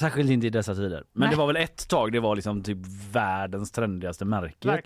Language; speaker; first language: Swedish; native; Swedish